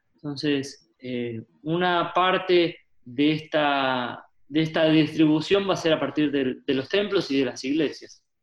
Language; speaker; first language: Spanish; native; Spanish